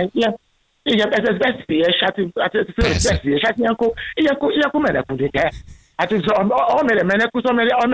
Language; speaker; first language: Hungarian; non-native, learner; Yoruba